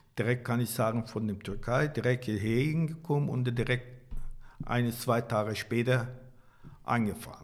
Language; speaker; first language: German; non-native, learner; Turkish